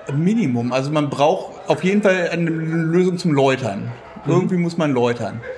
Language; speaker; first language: German; native; German